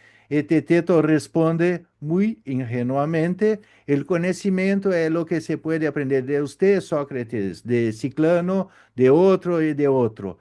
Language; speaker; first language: Spanish; non-native, learner; Portuguese